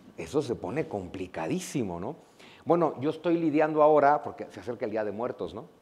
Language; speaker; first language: Spanish; native; Spanish